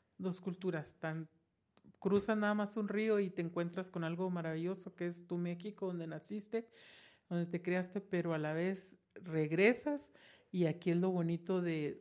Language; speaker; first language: Spanish; native; Spanish